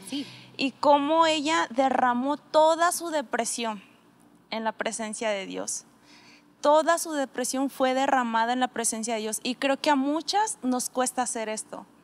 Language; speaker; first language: Spanish; native; Spanish